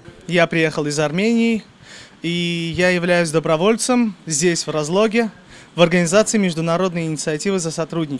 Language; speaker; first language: Russian; non-native, fluent; Armenian